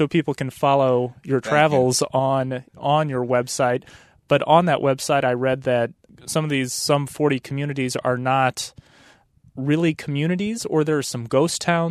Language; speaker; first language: English; native; English